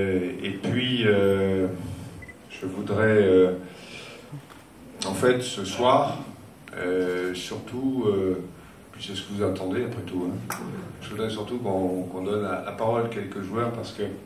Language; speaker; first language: French; native; French